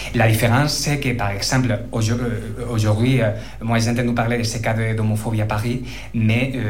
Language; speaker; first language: French; non-native, fluent; Spanish